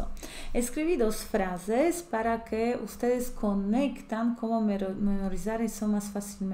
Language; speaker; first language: Spanish; non-native, fluent; Polish